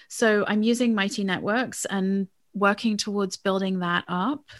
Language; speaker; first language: English; native; English